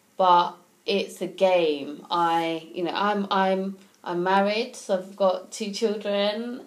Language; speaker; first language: English; native; English